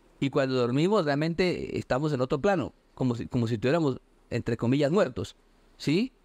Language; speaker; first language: Spanish; native; Spanish